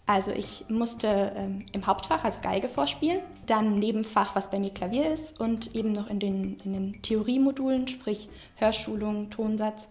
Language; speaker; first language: German; native; German